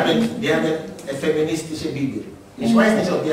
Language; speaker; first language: German; non-native, learner; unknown